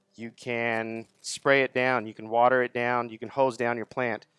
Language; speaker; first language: English; native; English